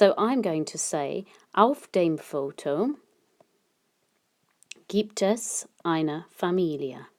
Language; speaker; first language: German; non-native, fluent; English